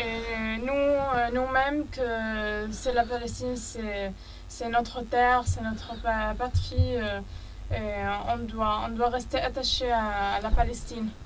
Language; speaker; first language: French; non-native, learner; Arabic